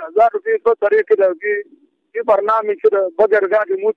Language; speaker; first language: Arabic; non-native, local second language; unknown